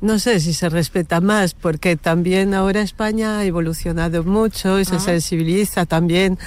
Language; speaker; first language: Spanish; non-native, fluent; French